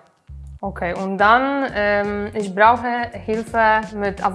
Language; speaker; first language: German; non-native, learner; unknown